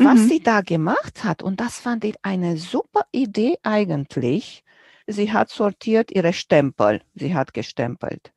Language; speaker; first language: German; non-native, fluent; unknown